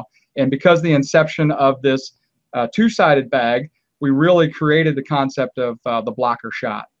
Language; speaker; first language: English; native; English